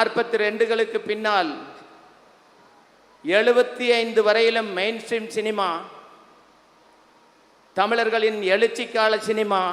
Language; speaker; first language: Tamil; native; Tamil